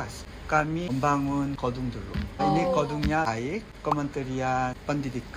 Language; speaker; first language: Indonesian; non-native, learner; Korean